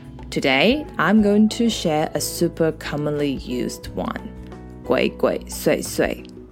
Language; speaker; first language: English; non-native, fluent; Chinese